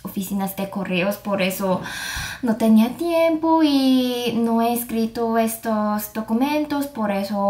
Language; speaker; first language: Spanish; non-native, fluent; Korean